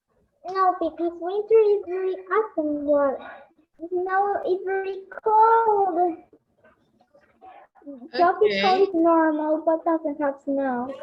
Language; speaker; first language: English; non-native, learner; Spanish